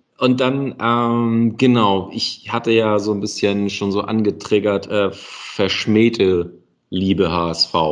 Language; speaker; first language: German; native; German